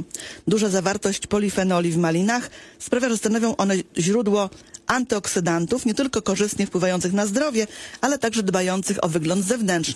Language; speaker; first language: Polish; native; Polish